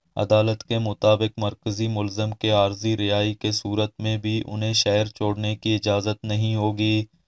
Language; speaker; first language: Urdu; non-native, local second language; Baluchi